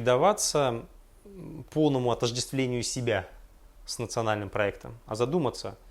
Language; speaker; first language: Russian; native; Russian